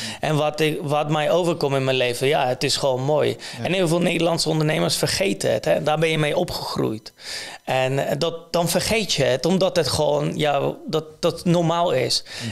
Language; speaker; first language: Dutch; non-native, fluent; Polish